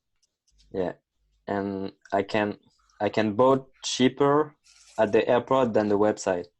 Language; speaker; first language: English; non-native, learner; French